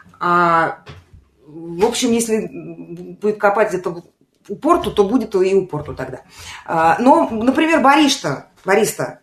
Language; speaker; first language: Russian; native; Russian